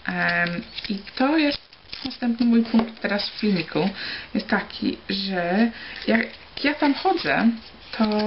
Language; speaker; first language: Polish; early bilingual, heritage; Polish